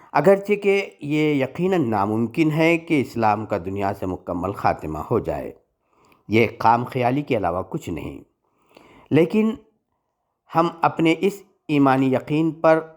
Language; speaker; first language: Urdu; native; Urdu